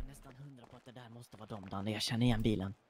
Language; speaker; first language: Swedish; native; Swedish